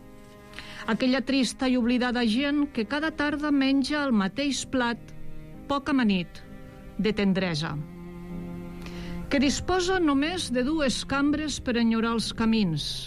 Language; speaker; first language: Catalan; native; Catalan